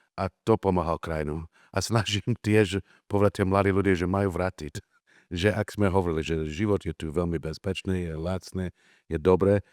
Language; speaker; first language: Slovak; non-native, learner; English